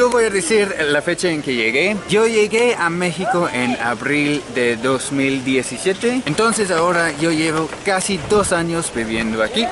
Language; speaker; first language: Spanish; non-native, fluent; English